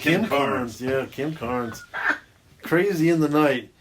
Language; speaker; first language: English; native; English